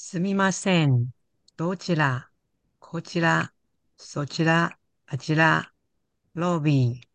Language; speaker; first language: Japanese; non-native, learner; Chinese